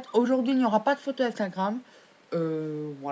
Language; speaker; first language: French; native; French